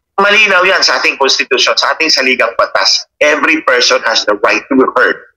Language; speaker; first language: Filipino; non-native, local second language; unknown